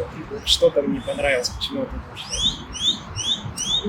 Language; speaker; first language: Russian; native; Russian